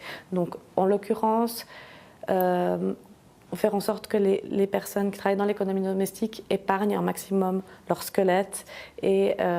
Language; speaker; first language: French; native; French